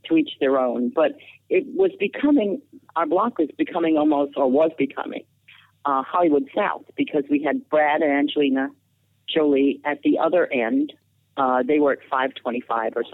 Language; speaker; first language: English; native; English